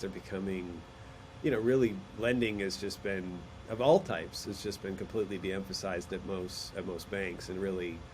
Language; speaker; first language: English; native; English